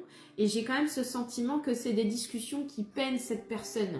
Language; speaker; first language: French; native; French